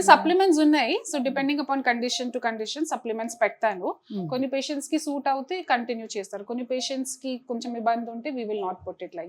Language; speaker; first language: Telugu; non-native, fluent; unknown